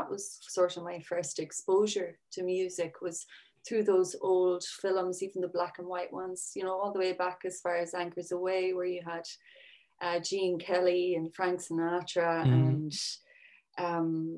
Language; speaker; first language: English; native; English